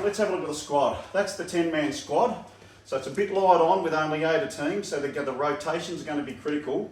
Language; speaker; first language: English; native; English